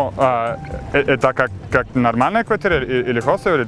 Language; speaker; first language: Russian; non-native, learner; Bulgarian